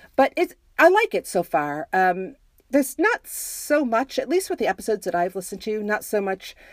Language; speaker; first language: English; native; English